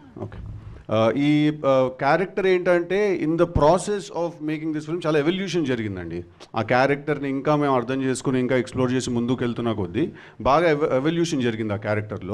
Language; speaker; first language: Telugu; native; Telugu